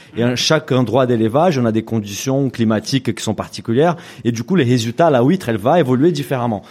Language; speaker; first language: French; native; French